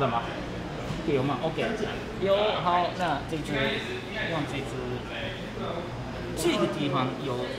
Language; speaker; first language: Chinese; non-native, learner; Japanese